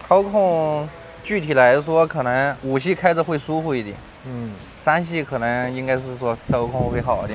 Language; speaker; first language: Chinese; native; Chinese